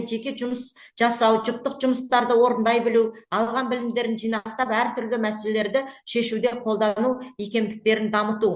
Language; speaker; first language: Kazakh; native; Kazakh